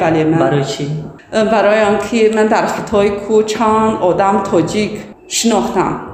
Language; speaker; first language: Tajik; non-native, learner; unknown